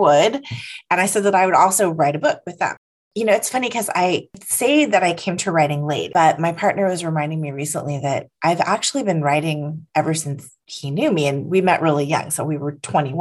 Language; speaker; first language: English; native; English